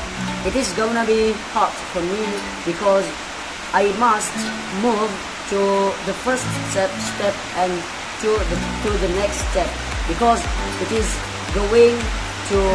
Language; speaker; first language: English; non-native, learner; Indonesian